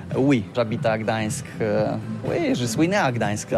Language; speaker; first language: French; non-native, learner; Polish